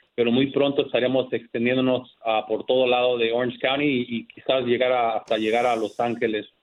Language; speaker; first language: Spanish; early bilingual, heritage; Spanish